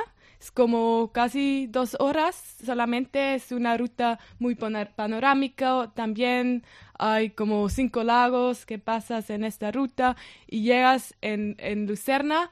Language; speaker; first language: Spanish; non-native, learner; German